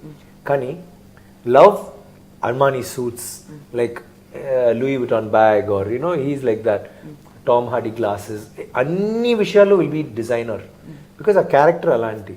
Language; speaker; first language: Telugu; non-native, learner; Tamil